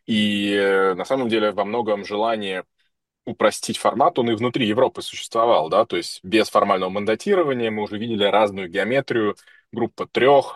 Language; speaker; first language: Russian; native; Russian